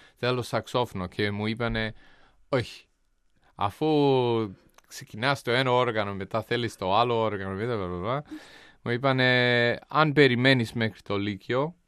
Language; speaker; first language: Greek; non-native, fluent; English